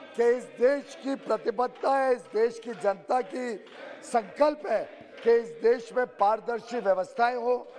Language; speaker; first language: Hindi; native; Hindi